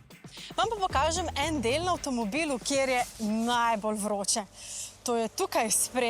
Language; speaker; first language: Slovenian; native; Slovenian